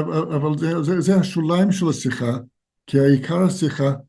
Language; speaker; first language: Hebrew; non-native, fluent; English